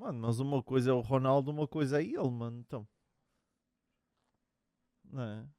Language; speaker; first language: Portuguese; native; Portuguese